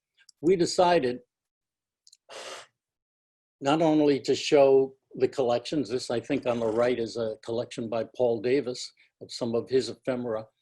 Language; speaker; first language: English; native; English